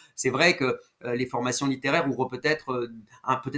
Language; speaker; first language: French; native; French